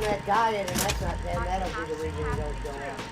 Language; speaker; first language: English; native; English